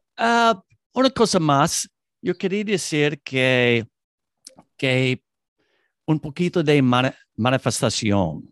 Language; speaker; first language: Spanish; non-native, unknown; English